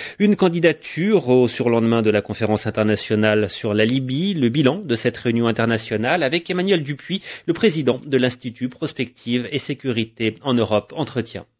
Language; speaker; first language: French; native; French